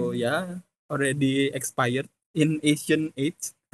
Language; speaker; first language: English; non-native, fluent; Indonesian